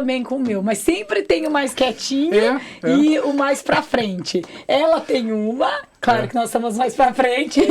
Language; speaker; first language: Portuguese; native; Portuguese